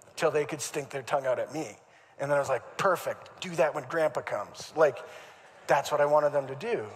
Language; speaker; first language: English; native; English